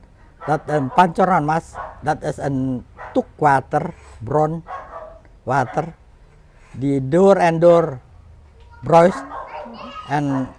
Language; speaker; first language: Dutch; non-native, fluent; Indonesian